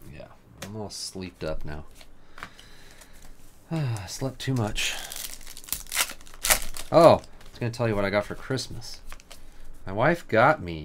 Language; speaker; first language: English; native; English